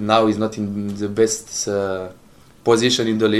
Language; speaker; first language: English; non-native, learner; Italian